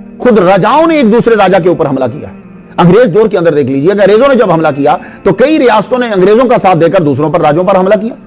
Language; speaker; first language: Urdu; native; Urdu